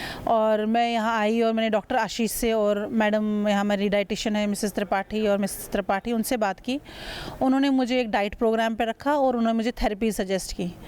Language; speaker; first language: Hindi; native; Hindi